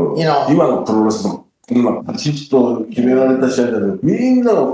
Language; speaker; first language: Japanese; native; Japanese